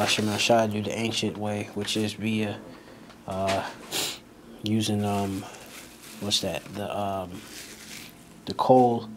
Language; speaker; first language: English; native; English